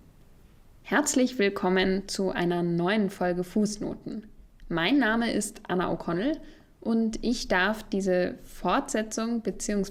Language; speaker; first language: German; native; German